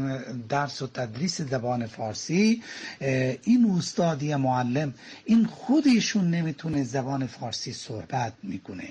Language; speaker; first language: Persian; non-native, fluent; Bangla